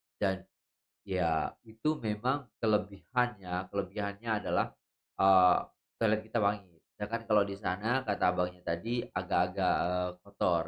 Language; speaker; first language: Indonesian; native; Indonesian